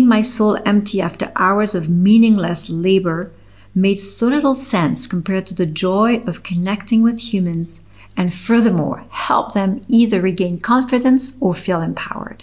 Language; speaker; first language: English; non-native, fluent; French